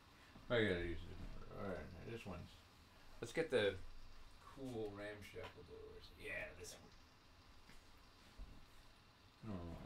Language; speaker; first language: English; native; English